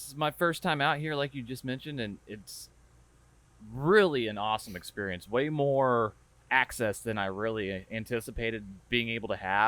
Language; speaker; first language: English; native; English